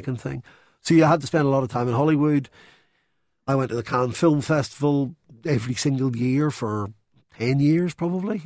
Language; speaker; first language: English; native; English